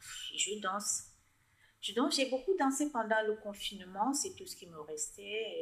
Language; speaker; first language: French; non-native, fluent; Persian